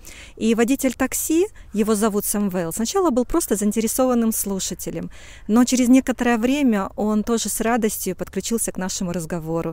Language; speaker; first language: Russian; native; Russian